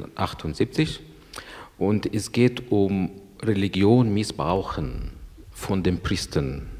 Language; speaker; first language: German; non-native, fluent; Arabic